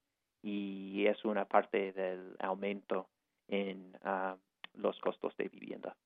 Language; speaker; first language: Spanish; non-native, fluent; English